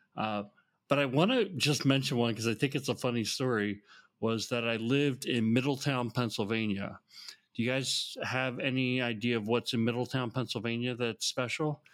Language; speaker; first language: English; native; English